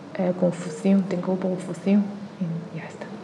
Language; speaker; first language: Spanish; non-native, learner; Chinese